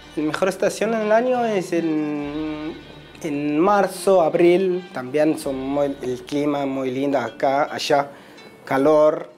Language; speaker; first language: Spanish; non-native, fluent; Arabic